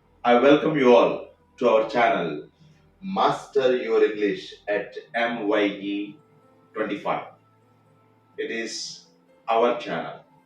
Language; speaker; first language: English; non-native, local second language; Telugu